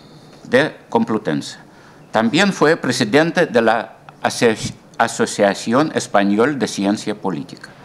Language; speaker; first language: Spanish; non-native, fluent; Russian